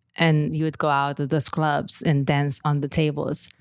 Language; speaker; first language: English; non-native, fluent; Catalan